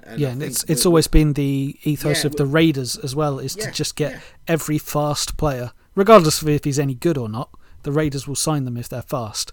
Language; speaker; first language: English; native; English